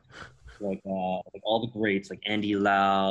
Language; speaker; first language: English; non-native, fluent; Min Nan Chinese